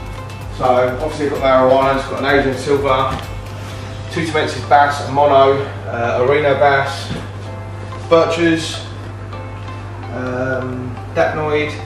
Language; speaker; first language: English; native; English